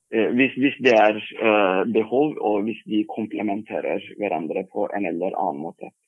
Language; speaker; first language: Norwegian; non-native, fluent; Turkish